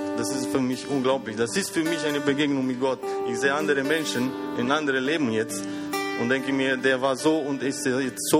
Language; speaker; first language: German; non-native, fluent; Romanian